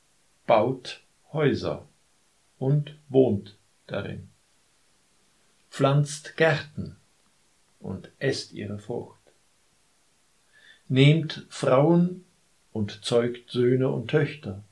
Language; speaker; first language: German; native; German